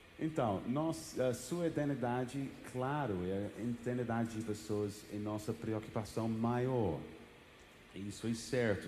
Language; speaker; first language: Portuguese; non-native, fluent; English